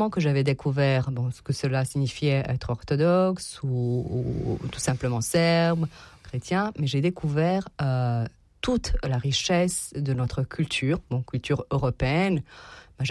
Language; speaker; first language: French; non-native, fluent; Serbian